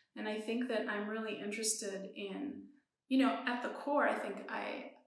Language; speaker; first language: English; early bilingual, other home language; Persian